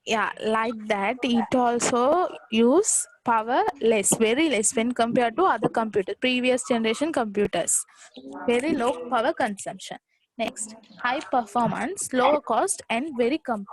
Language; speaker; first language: English; non-native, local second language; Sinhala